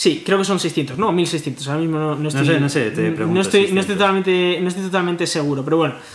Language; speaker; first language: Spanish; native; Spanish